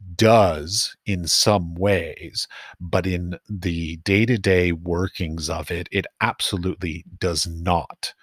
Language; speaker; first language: English; native; English